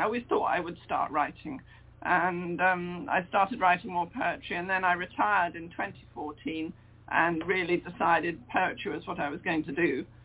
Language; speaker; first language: English; native; English